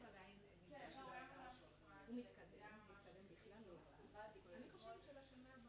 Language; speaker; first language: Hebrew; native; Hebrew